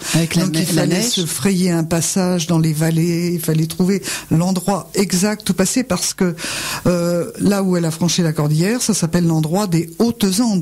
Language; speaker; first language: French; native; French